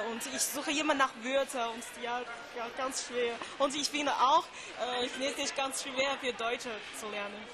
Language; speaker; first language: German; non-native, learner; Chinese